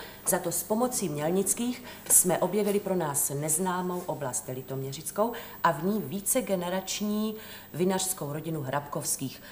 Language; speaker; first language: Czech; native; Czech